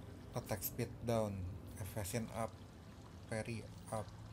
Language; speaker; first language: English; non-native, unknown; Indonesian